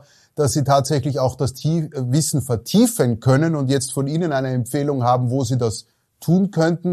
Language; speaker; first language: German; native; German